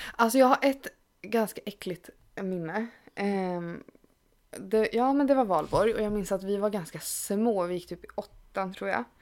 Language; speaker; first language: Swedish; native; Swedish